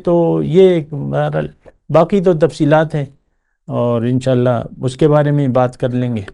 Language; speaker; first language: Urdu; non-native, local second language; Pashto